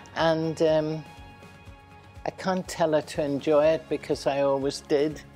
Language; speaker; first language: English; native; English